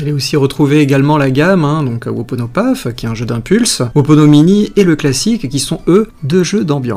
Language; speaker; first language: French; native; French